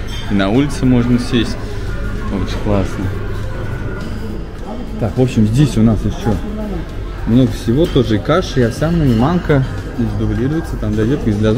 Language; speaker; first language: Russian; native; Russian